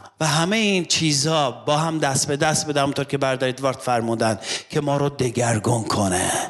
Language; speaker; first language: Persian; non-native, local second language; Armenian